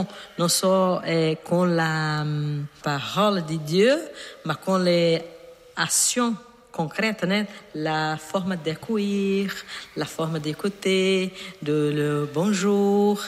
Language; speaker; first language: French; non-native, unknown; Portuguese